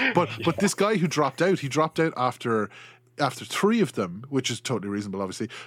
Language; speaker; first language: English; native; English